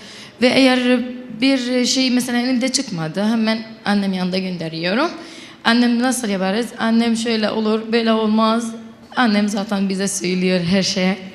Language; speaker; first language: Turkish; non-native, local second language; Arabic